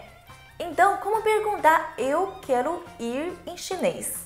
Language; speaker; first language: Portuguese; non-native, fluent; Chinese